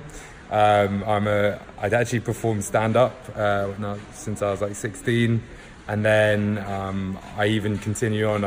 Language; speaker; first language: English; native; English